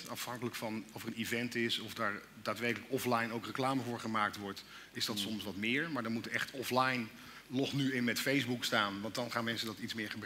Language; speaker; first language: Dutch; native; Dutch